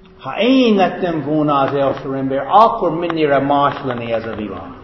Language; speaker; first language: Hungarian; non-native, fluent; English